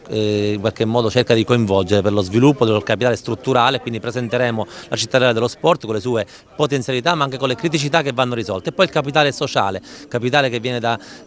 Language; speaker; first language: Italian; native; Italian